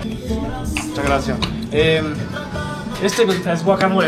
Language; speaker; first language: Spanish; non-native, learner; French